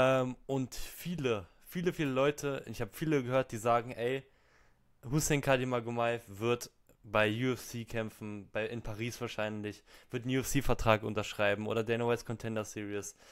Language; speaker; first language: German; native; German